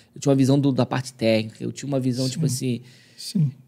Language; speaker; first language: Portuguese; native; Portuguese